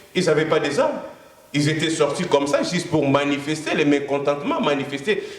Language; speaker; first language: French; non-native, local second language; Lingala